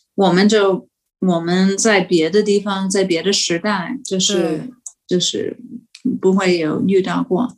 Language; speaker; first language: Chinese; non-native, fluent; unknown